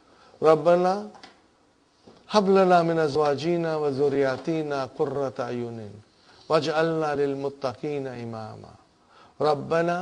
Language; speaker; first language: Arabic; non-native, fluent; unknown